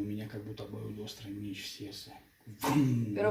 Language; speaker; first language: Russian; native; Russian